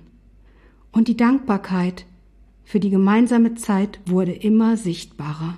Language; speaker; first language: German; native; German